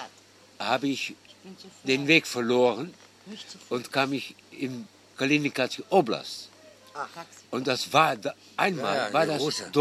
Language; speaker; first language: German; non-native, fluent; Dutch